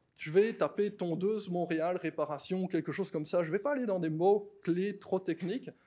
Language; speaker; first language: French; native; French